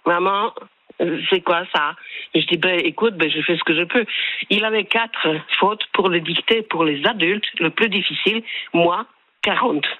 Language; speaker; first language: French; non-native, fluent; Slovak